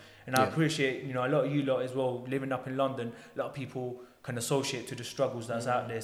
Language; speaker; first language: English; native; English